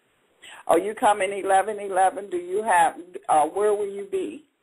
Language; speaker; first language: English; native; English